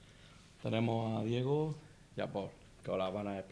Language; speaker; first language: Spanish; native; Spanish